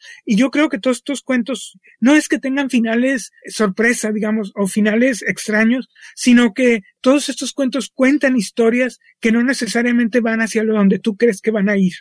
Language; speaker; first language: Spanish; native; Spanish